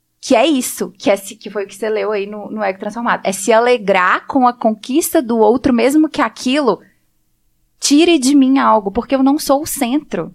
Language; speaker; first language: Portuguese; native; Portuguese